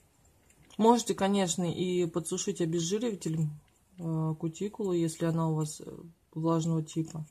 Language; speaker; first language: Russian; native; Russian